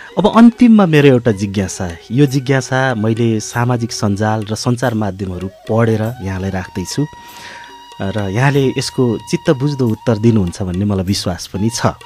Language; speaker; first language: Nepali; native; Nepali